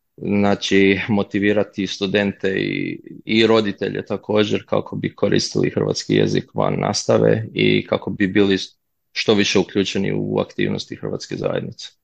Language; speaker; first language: Croatian; early bilingual, heritage; Croatian